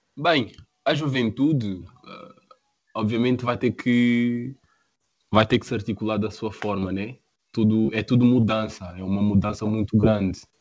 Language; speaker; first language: Portuguese; native; Portuguese